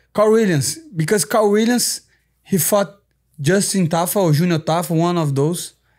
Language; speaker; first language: English; non-native, fluent; Portuguese